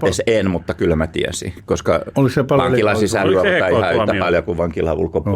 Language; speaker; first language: Finnish; native; Finnish